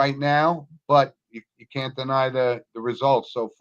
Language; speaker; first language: English; native; English